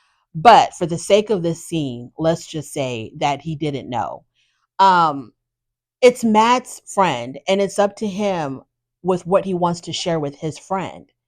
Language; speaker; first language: English; native; English